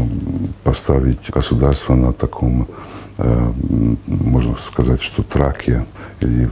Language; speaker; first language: Russian; non-native, fluent; Hungarian